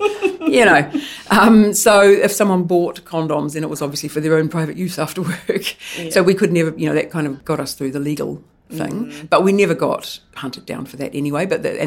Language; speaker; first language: English; native; English